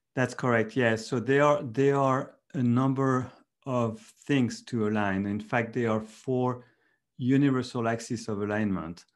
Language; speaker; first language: English; non-native, fluent; French